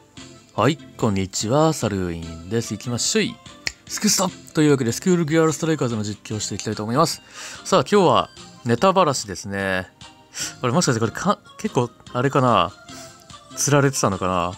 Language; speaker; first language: Japanese; native; Japanese